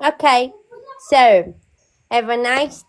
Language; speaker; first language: English; non-native, learner; Portuguese